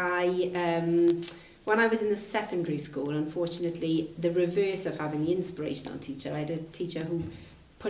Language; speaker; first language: English; native; English